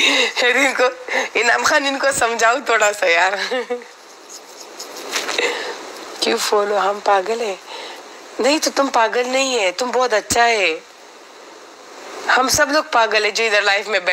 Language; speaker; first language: Hindi; non-native, local second language; Pashto